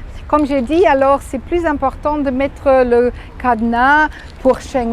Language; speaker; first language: French; non-native, fluent; German